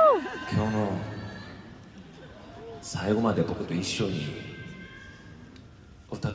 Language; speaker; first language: Japanese; non-native, fluent; Korean